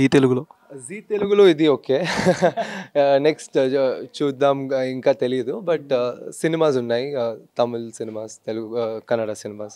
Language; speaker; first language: Telugu; non-native, local second language; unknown